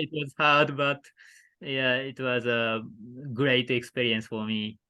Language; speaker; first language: English; non-native, learner; Japanese